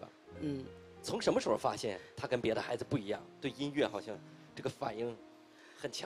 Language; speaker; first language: Chinese; native; Chinese